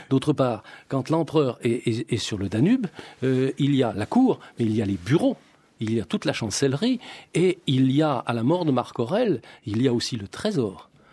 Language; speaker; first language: French; native; French